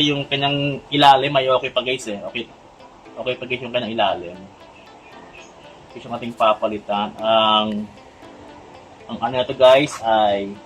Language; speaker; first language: Filipino; native; Filipino